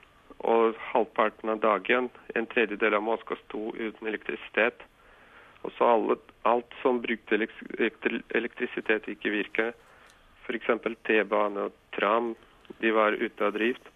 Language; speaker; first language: Norwegian; non-native, fluent; Russian